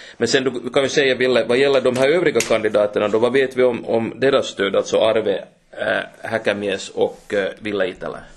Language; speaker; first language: Swedish; native; Swedish